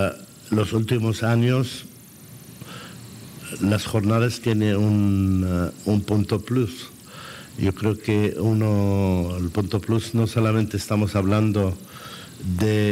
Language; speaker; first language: Spanish; non-native, fluent; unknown